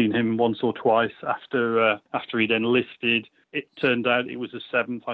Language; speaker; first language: English; native; English